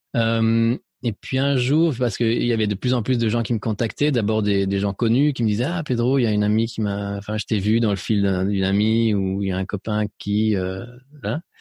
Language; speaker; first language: French; early bilingual, other home language; Spanish